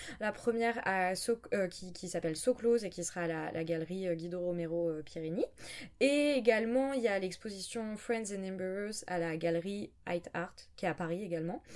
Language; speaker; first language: French; native; French